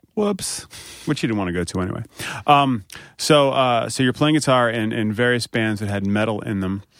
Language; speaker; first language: English; native; English